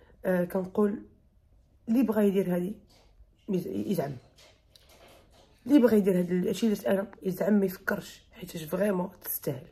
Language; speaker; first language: Arabic; native; Arabic